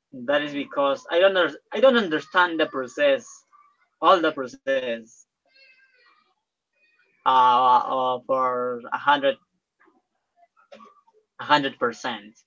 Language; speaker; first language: English; non-native, learner; Spanish